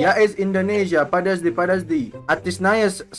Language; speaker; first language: Russian; non-native, learner; Indonesian